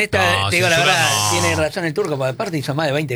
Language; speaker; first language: Spanish; native; Spanish